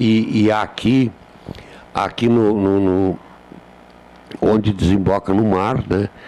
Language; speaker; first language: Portuguese; native; Portuguese